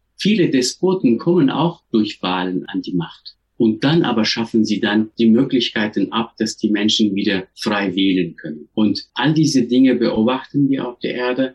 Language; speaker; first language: German; non-native, fluent; Turkish